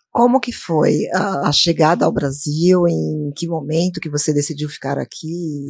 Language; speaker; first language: Portuguese; native; Portuguese